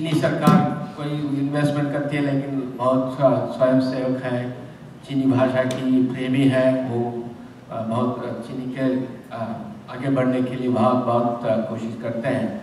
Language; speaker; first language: Hindi; non-native, local second language; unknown